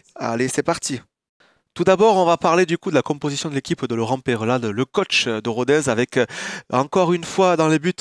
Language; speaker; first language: French; native; French